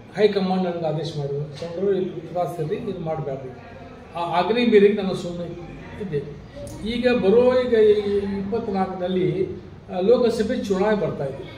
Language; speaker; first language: Kannada; non-native, local second language; Urdu